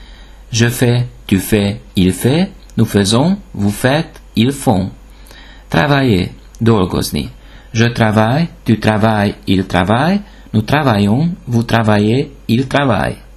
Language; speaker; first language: French; non-native, fluent; Hungarian